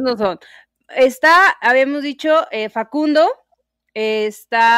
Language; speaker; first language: Spanish; native; Spanish